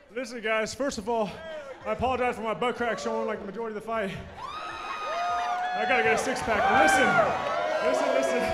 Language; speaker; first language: English; native; English